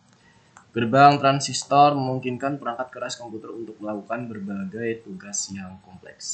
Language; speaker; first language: Indonesian; native; Indonesian